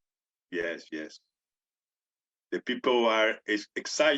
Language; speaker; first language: English; non-native, learner; Portuguese